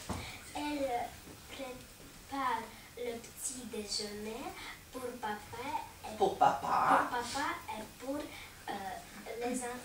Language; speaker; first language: French; non-native, learner; Russian